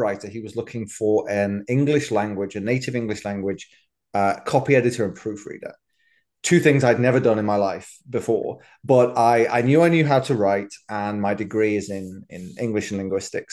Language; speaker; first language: English; native; English